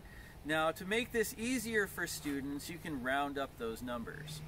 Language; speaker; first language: English; native; English